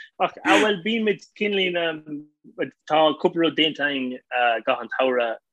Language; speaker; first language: Irish; non-native, local second language; English